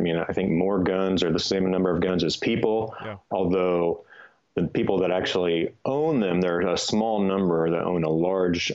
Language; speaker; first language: English; native; English